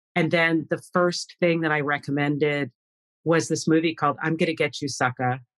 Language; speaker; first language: English; native; English